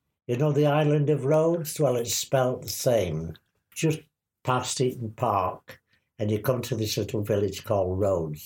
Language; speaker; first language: English; native; English